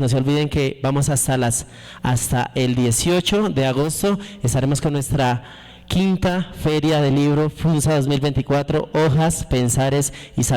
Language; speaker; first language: Spanish; native; Spanish